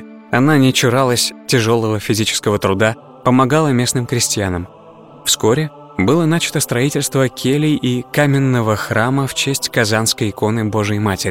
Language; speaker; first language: Russian; native; Russian